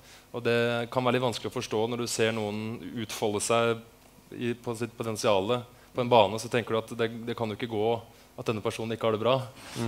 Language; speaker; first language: Norwegian; native; Norwegian